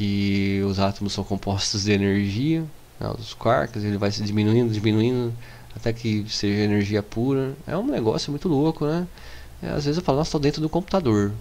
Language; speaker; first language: Portuguese; native; Portuguese